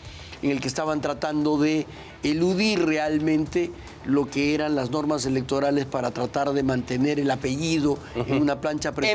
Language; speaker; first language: Spanish; native; Spanish